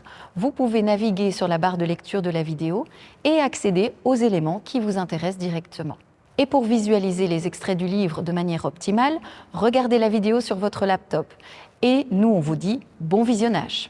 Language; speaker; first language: French; native; French